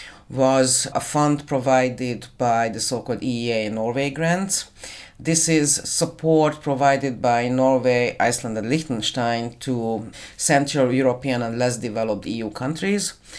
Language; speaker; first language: English; non-native, fluent; Hungarian